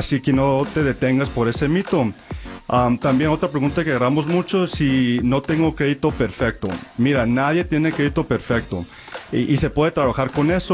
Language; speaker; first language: Spanish; early bilingual, heritage; Spanish